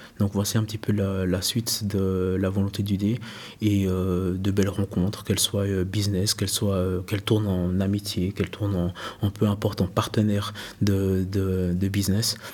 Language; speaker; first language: French; early bilingual, other home language; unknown